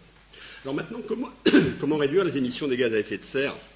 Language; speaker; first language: French; native; French